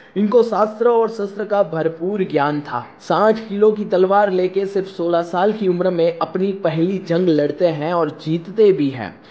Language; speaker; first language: Hindi; non-native, local second language; Gujarati